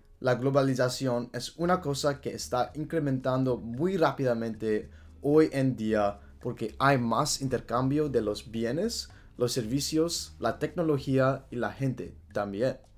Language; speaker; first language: Spanish; non-native, learner; English